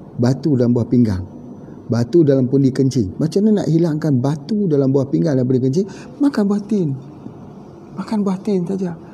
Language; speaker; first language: Malay; native; Malay